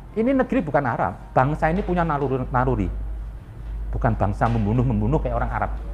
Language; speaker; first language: Indonesian; native; Indonesian